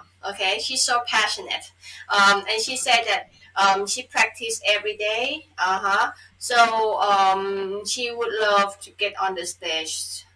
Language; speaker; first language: English; non-native, fluent; Thai